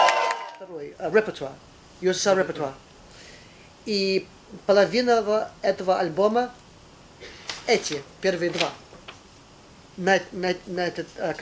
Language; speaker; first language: Russian; early bilingual, heritage; Russian